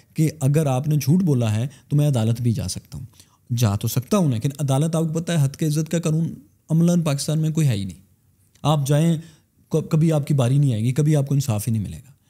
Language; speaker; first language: Urdu; native; Urdu